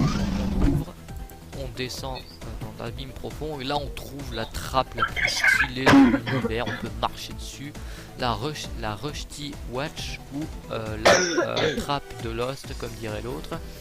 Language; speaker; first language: French; native; French